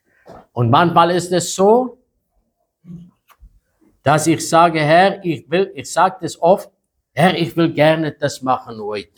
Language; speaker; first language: German; non-native, fluent; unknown